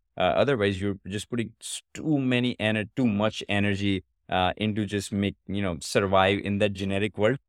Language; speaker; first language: English; non-native, local second language; Gujarati